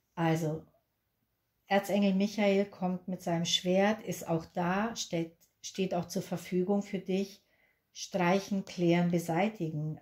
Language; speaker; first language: German; non-native, fluent; Spanish